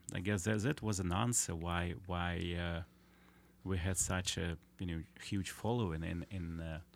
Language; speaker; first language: English; non-native, fluent; Russian